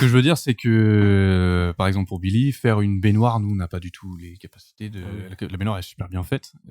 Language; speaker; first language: French; native; French